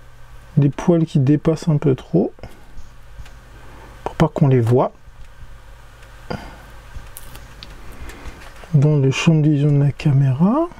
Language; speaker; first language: French; native; French